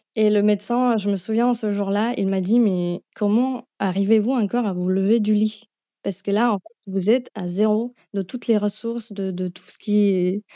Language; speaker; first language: French; non-native, fluent; Slovak